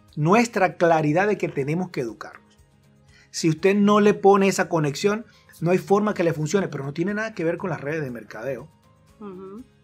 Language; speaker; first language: Spanish; native; Spanish